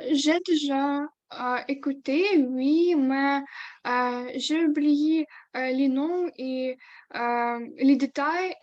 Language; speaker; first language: French; non-native, learner; Ukrainian